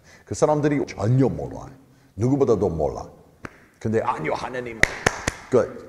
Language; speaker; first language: Korean; non-native, fluent; English